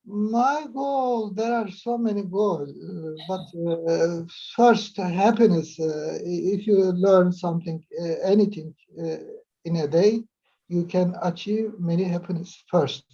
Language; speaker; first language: English; non-native, learner; Turkish